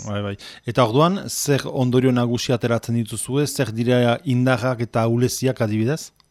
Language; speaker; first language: Basque; native; Basque